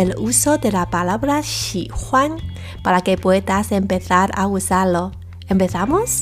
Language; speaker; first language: Spanish; non-native, fluent; Chinese